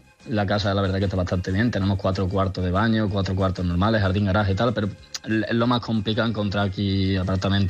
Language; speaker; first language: Spanish; native; Spanish